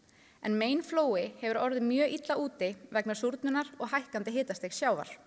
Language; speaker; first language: Icelandic; native; Icelandic